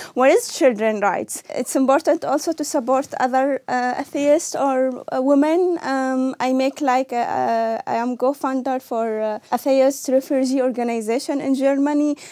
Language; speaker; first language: English; non-native, learner; Arabic